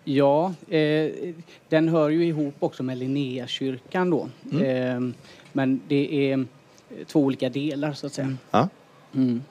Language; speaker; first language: Swedish; native; Swedish